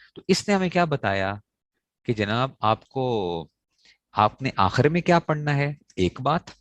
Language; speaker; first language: Urdu; non-native, local second language; Pashto